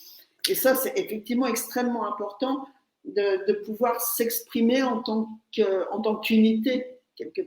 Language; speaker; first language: French; native; French